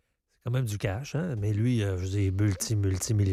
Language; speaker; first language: French; native; French